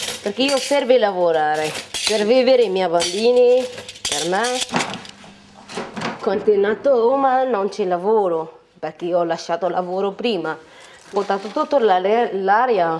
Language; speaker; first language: Italian; non-native, learner; Arabic